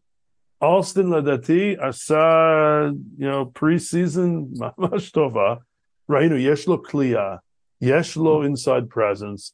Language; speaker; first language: Hebrew; non-native, fluent; English